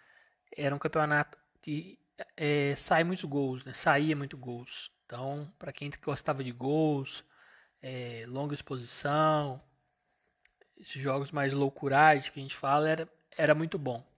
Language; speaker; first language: Portuguese; native; Portuguese